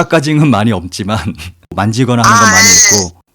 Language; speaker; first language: Korean; native; Korean